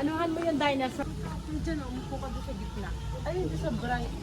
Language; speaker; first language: Filipino; native; Filipino